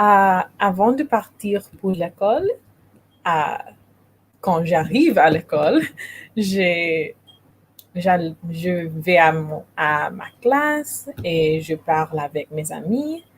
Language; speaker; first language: French; non-native, learner; English